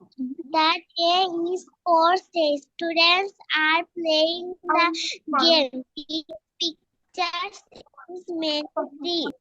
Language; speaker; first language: English; non-native, learner; Bangla